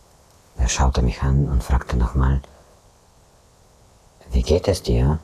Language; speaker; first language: German; non-native, fluent; Russian